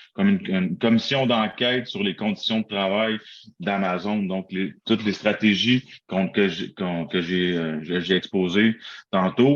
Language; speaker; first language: French; native; French